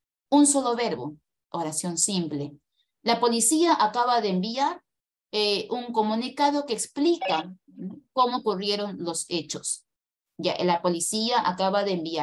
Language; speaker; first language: Spanish; native; Spanish